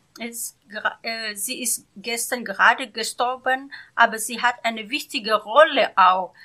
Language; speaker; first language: German; non-native, learner; Indonesian